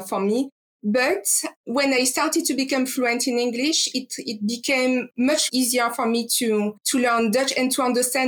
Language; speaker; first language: English; non-native, fluent; French